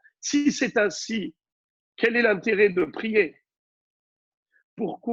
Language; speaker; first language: French; native; French